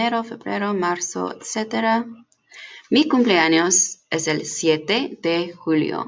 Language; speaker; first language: Spanish; non-native, fluent; English